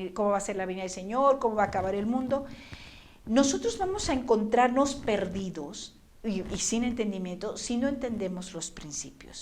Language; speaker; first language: Spanish; native; Spanish